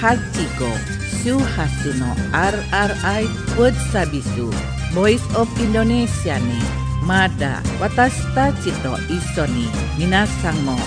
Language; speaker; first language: Japanese; non-native, fluent; Indonesian